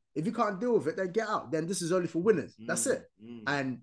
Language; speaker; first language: English; non-native, fluent; Arabic